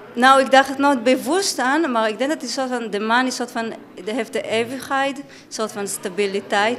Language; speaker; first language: Dutch; non-native, fluent; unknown